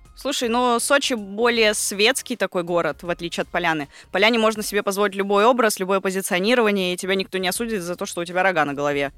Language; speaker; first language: Russian; native; Russian